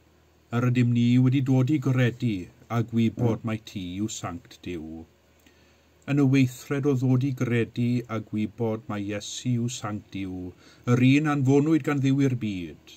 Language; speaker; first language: Welsh; native; Welsh